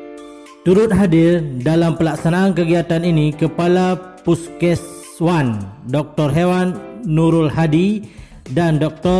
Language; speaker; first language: Indonesian; native; Indonesian